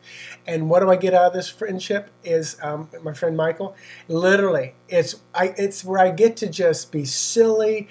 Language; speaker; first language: English; native; English